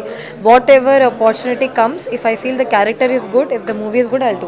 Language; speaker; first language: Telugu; non-native, fluent; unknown